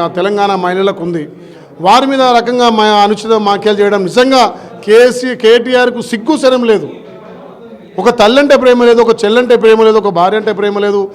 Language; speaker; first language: Telugu; native; Telugu